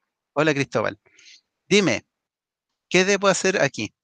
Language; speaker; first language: Spanish; native; Spanish